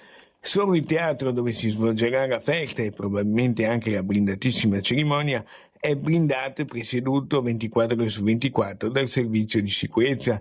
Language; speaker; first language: Italian; native; Italian